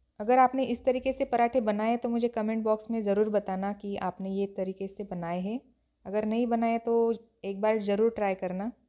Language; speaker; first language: Hindi; non-native, local second language; Marathi